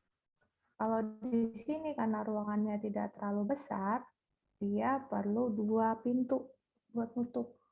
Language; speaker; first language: Indonesian; native; Indonesian